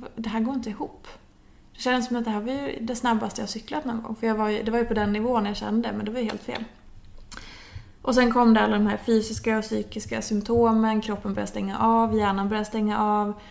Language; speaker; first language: Swedish; native; Swedish